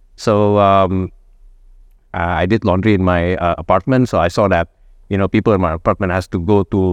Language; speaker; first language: English; non-native, fluent; Indonesian